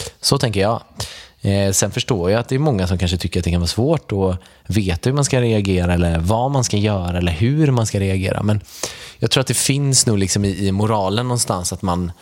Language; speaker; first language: Swedish; native; Swedish